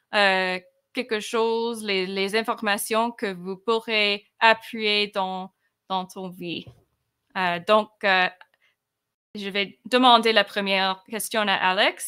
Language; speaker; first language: French; non-native, fluent; English